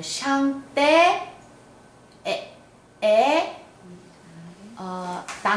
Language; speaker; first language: French; non-native, learner; Korean